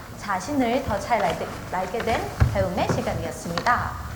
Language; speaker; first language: Korean; non-native, learner; Thai